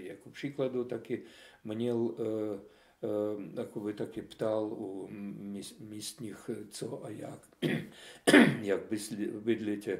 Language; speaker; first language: Czech; non-native, fluent; Russian